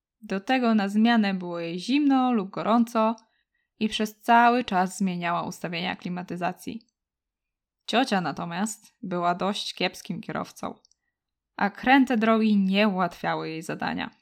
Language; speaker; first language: Polish; native; Polish